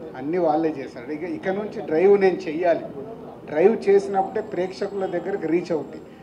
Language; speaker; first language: Telugu; native; Telugu